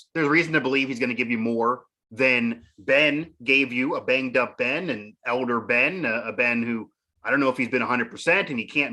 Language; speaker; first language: English; native; English